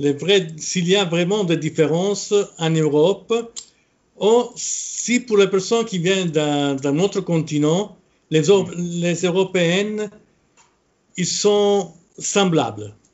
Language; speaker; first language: French; non-native, fluent; Italian